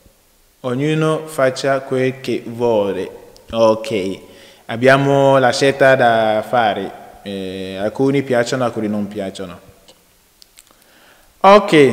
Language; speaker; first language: Italian; non-native, learner; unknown